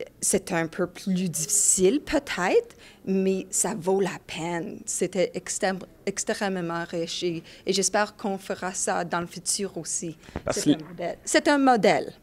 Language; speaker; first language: French; non-native, learner; English